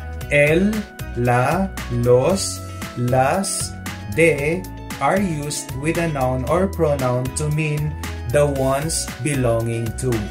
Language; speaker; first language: English; non-native, local second language; Filipino